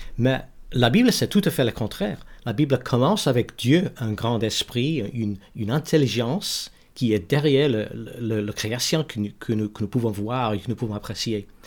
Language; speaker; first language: French; non-native, learner; English